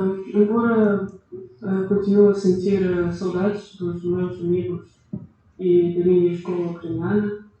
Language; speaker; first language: Portuguese; non-native, learner; Ukrainian